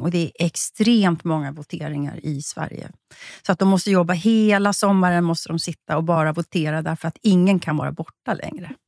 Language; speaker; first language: Swedish; native; Swedish